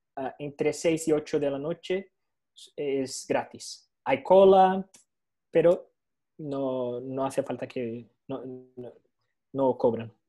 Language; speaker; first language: Spanish; non-native, fluent; Portuguese